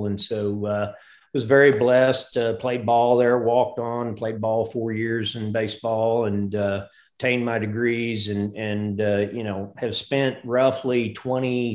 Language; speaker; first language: English; native; English